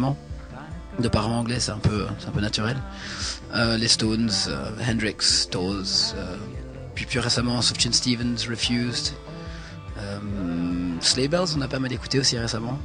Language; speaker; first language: French; early bilingual, other home language; English